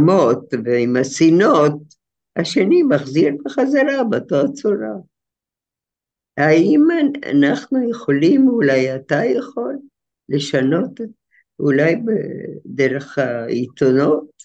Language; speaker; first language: Hebrew; non-native, fluent; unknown